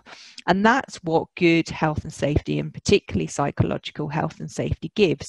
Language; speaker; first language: English; native; English